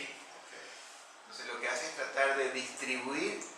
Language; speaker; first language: Spanish; native; Spanish